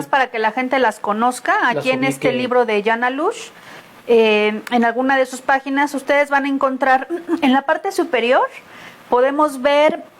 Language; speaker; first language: Spanish; native; Spanish